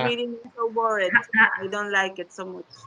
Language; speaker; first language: English; non-native, learner; Spanish